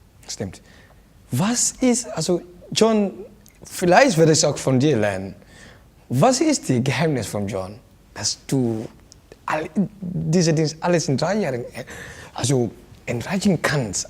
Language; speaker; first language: German; non-native, learner; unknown